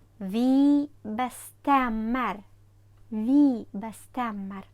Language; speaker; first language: Swedish; non-native, fluent; Ukrainian